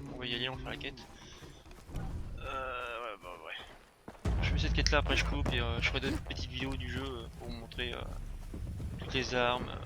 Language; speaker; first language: French; native; French